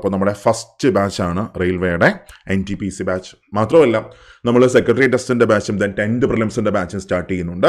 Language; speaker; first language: Malayalam; native; Malayalam